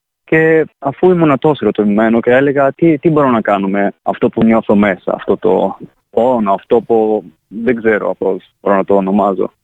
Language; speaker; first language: Greek; non-native, fluent; Italian